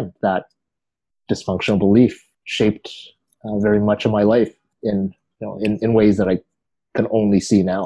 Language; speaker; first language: English; native; English